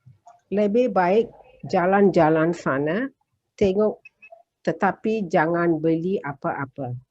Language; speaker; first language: Indonesian; non-native, learner; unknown